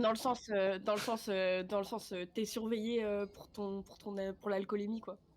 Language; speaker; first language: French; native; French